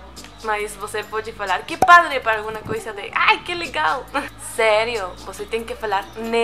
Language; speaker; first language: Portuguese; non-native, learner; Spanish